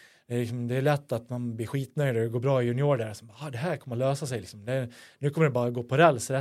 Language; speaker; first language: Swedish; native; Swedish